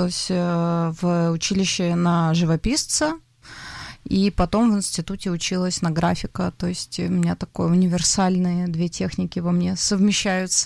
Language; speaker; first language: Russian; native; Russian